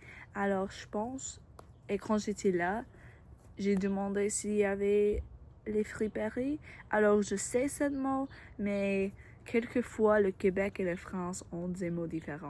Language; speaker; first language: French; non-native, learner; English